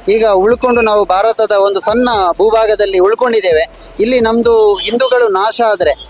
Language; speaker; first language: Kannada; native; Kannada